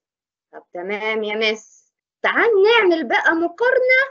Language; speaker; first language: Arabic; native; Arabic